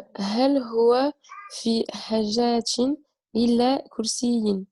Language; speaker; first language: Arabic; non-native, learner; French